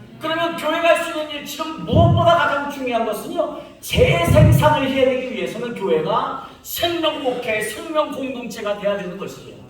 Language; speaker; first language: Korean; native; Korean